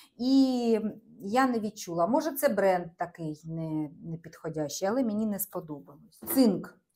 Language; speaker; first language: Ukrainian; non-native, local second language; Russian